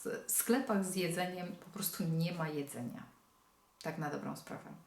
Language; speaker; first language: Polish; native; Polish